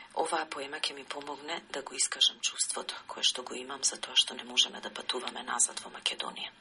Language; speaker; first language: Macedonian; native; Macedonian